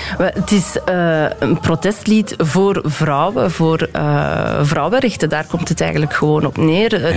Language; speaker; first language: Dutch; early bilingual, other home language; Persian